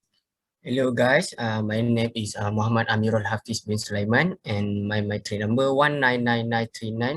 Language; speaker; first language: English; non-native, learner; Malay